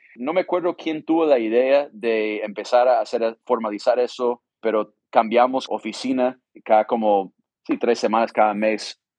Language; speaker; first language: Spanish; non-native, fluent; English